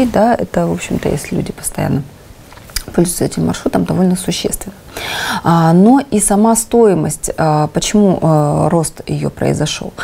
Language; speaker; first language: Russian; native; Russian